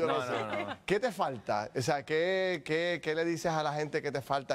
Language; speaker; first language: Spanish; native; Spanish